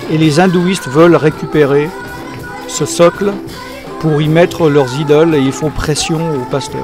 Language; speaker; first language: French; native; French